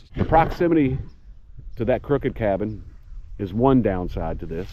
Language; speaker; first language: English; native; English